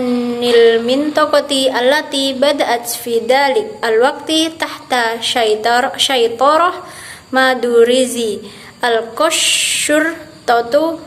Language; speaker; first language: Arabic; non-native, learner; Indonesian